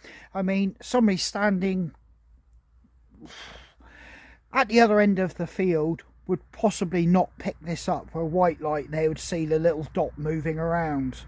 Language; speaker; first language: English; native; English